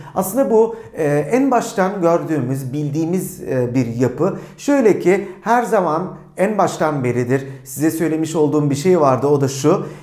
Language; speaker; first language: Turkish; native; Turkish